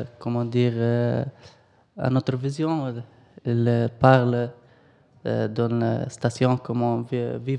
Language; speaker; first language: French; non-native, learner; Arabic